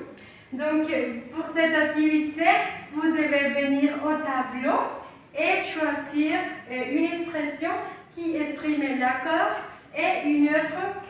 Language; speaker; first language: French; non-native, fluent; Spanish